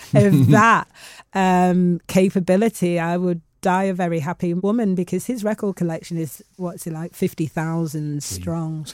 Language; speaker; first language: English; native; English